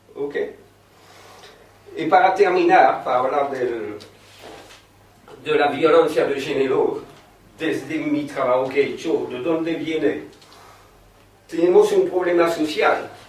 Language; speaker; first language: Spanish; non-native, fluent; French